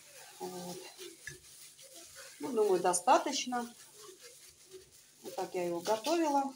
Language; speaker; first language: Russian; non-native, learner; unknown